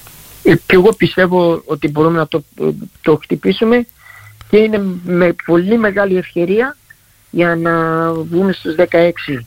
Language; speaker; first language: Greek; early bilingual, heritage; Greek